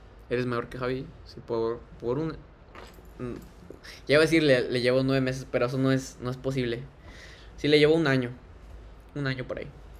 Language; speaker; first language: Spanish; early bilingual, heritage; Spanish